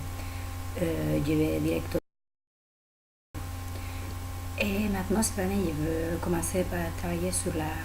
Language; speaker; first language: French; non-native, learner; Spanish